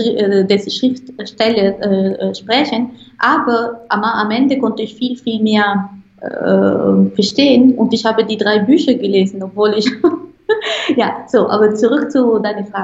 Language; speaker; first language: German; non-native, fluent; Italian